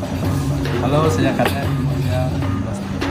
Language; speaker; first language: Indonesian; non-native, local second language; Balinese